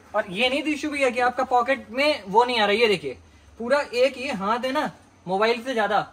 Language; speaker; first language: Hindi; native; Hindi